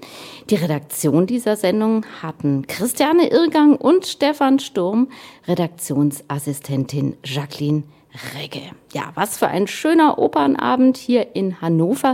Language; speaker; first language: German; native; German